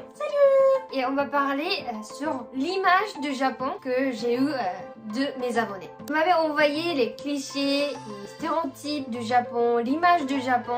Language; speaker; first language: French; non-native, fluent; Japanese